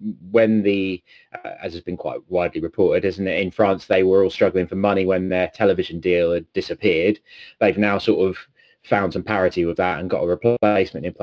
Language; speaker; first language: English; native; English